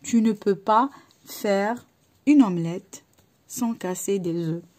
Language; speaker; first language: French; non-native, local second language; Arabic